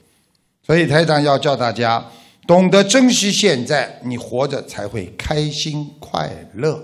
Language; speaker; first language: Chinese; native; Chinese